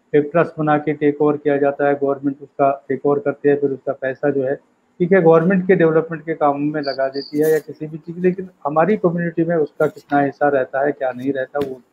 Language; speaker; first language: Hindi; native; Hindi